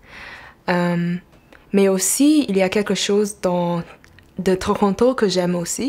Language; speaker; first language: French; non-native, local second language; English